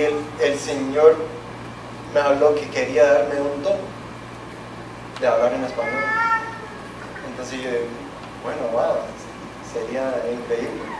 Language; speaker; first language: Spanish; non-native, fluent; English